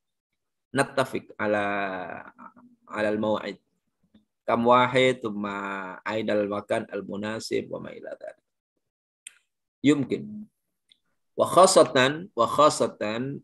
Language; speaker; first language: Arabic; non-native, fluent; Indonesian